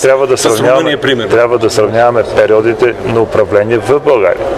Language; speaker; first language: Bulgarian; native; Bulgarian